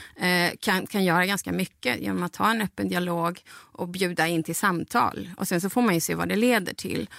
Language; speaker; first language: Swedish; non-native, fluent; Spanish